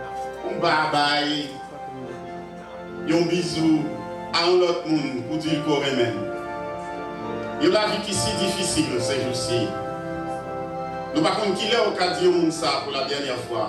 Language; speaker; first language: French; non-native, local second language; Haitian Creole